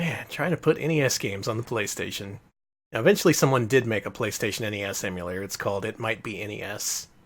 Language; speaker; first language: English; native; English